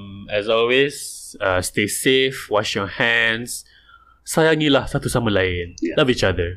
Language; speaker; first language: English; non-native, local second language; Malay